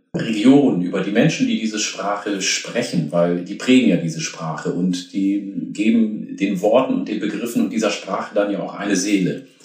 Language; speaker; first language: German; early bilingual, other home language; Oromo